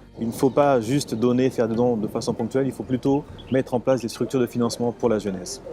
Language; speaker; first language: French; early bilingual, other home language; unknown